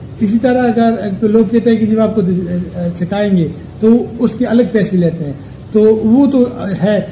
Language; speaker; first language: Urdu; non-native, local second language; Pashto